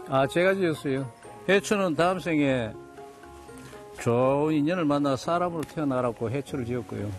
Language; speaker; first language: Korean; native; Korean